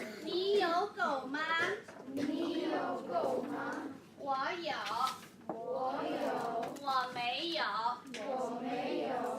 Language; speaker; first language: Chinese; non-native, learner; English